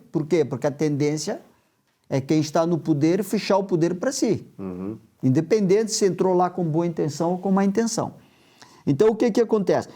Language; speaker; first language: Portuguese; native; Portuguese